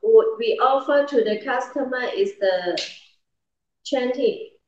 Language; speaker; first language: English; non-native, learner; Chinese